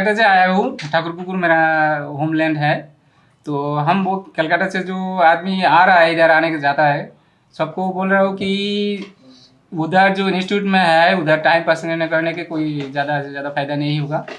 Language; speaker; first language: Hindi; non-native, local second language; Bangla